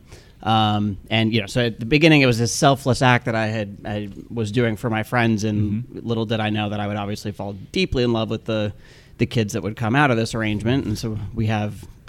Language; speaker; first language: English; native; English